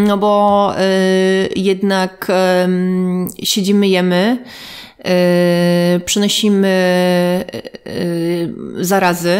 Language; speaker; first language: Polish; native; Polish